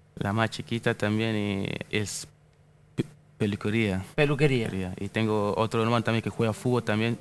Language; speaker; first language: Spanish; non-native, fluent; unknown